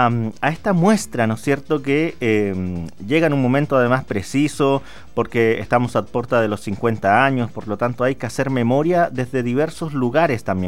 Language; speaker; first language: Spanish; native; Spanish